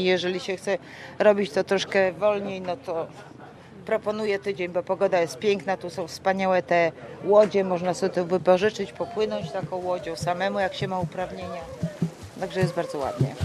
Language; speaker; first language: Polish; native; Polish